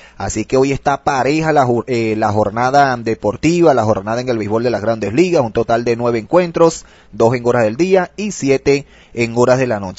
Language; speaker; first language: Spanish; native; Spanish